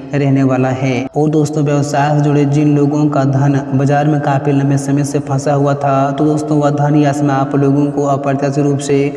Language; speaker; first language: Hindi; native; Hindi